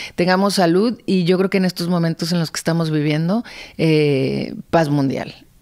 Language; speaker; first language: Spanish; native; Spanish